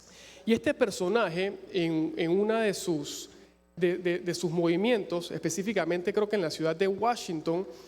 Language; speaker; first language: Spanish; native; Spanish